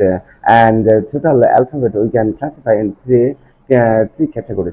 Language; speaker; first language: English; non-native, local second language; Bangla